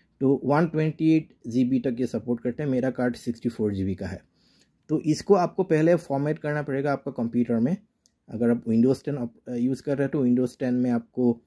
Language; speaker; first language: Hindi; non-native, local second language; Assamese